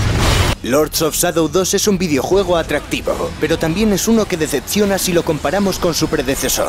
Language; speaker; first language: Spanish; native; Spanish